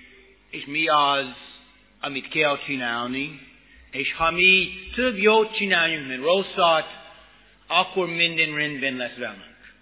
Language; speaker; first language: Hungarian; non-native, fluent; English